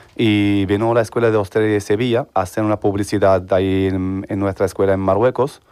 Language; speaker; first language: Spanish; non-native, fluent; Arabic